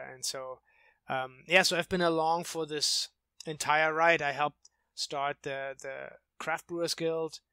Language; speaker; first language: English; non-native, fluent; German